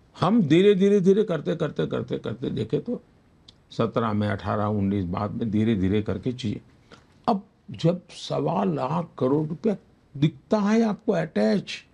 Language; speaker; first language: Hindi; non-native, local second language; Gujarati